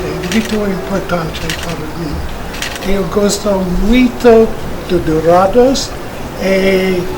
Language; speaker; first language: Portuguese; non-native, learner; English